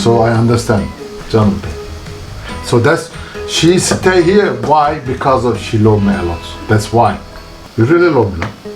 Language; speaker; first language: English; non-native, learner; Turkish